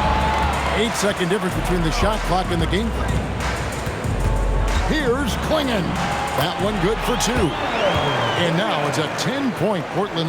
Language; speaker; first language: English; native; English